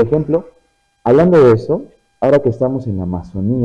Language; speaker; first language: Spanish; native; Spanish